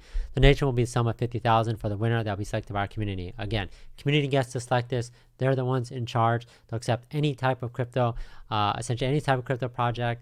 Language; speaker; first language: English; native; English